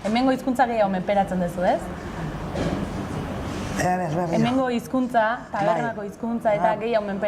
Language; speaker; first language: Basque; native; Basque